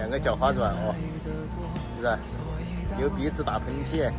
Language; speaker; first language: Chinese; native; Chinese